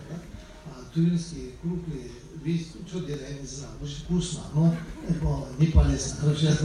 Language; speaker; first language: Russian; non-native, learner; Tibetan